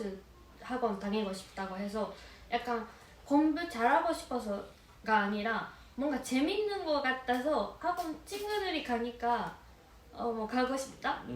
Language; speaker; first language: Korean; non-native, fluent; Japanese